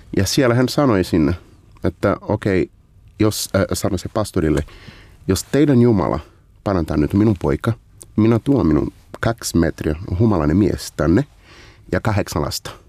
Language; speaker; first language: Finnish; non-native, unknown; Portuguese